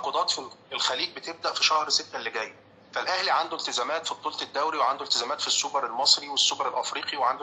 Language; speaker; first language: Arabic; native; Arabic